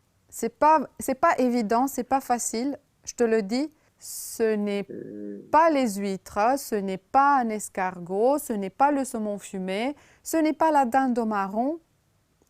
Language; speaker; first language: French; non-native, fluent; Romanian